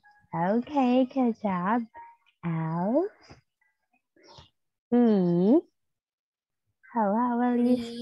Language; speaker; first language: English; non-native, fluent; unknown